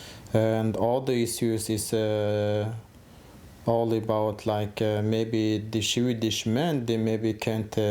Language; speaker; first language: English; non-native, fluent; Mongolian